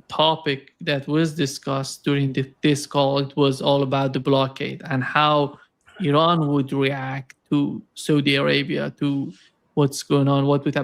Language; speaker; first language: English; non-native, fluent; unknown